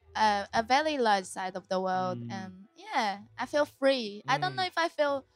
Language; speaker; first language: English; non-native, fluent; Japanese